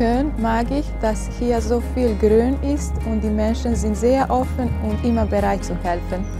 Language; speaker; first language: German; non-native, learner; Bosnian